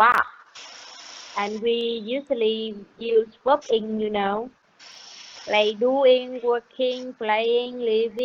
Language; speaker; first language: English; non-native, learner; Vietnamese